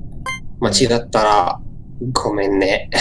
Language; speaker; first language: Japanese; non-native, learner; English